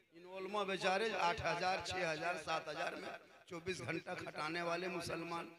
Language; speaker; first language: Hindi; native; Hindi